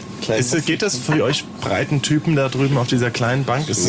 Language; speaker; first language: German; native; German